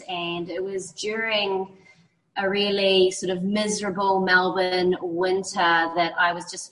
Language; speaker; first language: English; native; English